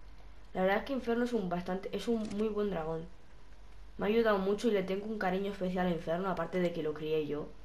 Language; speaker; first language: Spanish; native; Spanish